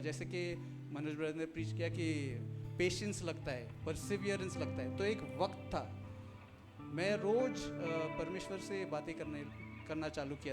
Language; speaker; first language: Hindi; non-native, local second language; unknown